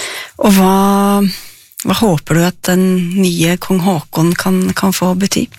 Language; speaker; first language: Norwegian; native; Norwegian